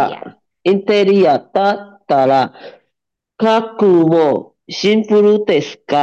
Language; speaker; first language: Japanese; non-native, learner; Chinese